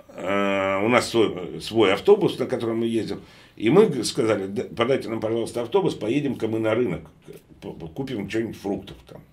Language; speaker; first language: Russian; native; Russian